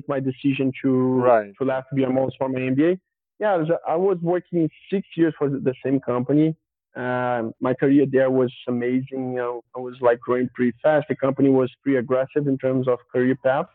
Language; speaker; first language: English; non-native, fluent; Portuguese